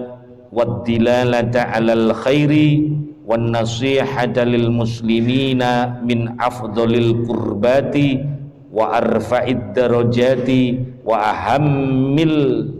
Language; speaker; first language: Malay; non-native, local second language; Javanese